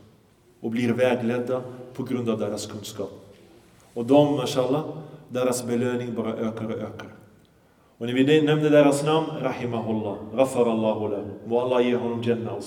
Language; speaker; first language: Swedish; early bilingual, other home language; Arabic